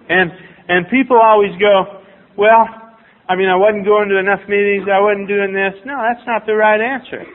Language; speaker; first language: English; native; English